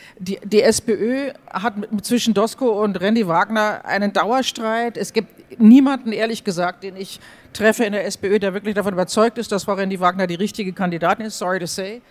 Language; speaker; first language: German; native; German